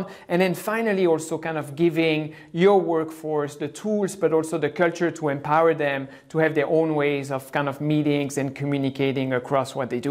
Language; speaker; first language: English; non-native, fluent; French